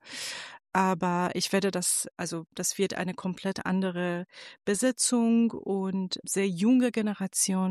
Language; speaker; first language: German; non-native, fluent; Persian